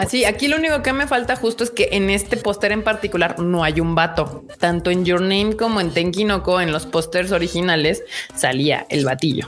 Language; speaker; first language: Spanish; native; Spanish